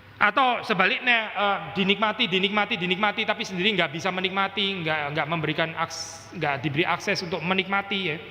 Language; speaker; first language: Indonesian; native; Indonesian